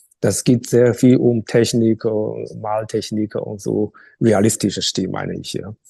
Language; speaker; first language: German; non-native, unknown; Chinese